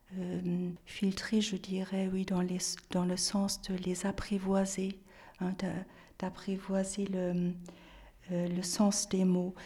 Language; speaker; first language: French; non-native, fluent; German